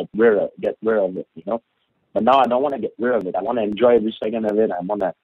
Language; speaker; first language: English; non-native, fluent; French